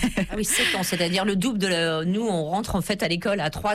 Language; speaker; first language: French; native; French